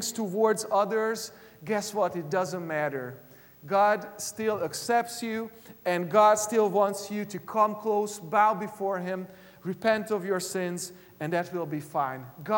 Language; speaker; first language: English; non-native, fluent; Hungarian